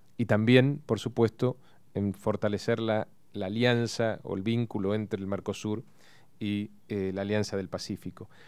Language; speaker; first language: Spanish; native; Spanish